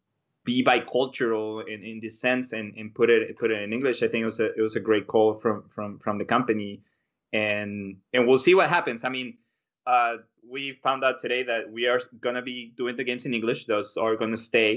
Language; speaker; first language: English; non-native, fluent; Spanish